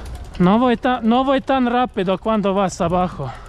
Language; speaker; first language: Spanish; non-native, learner; Croatian